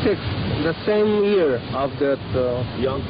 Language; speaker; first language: English; non-native, fluent; Japanese